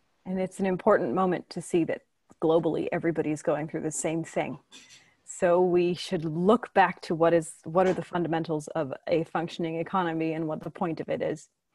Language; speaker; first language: English; native; English